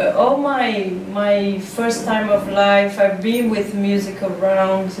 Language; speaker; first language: English; non-native, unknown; Portuguese